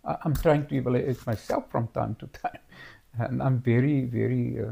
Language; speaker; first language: English; non-native, local second language; Afrikaans